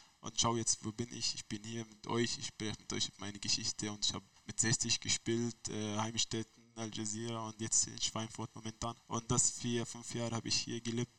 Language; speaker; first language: German; non-native, learner; Arabic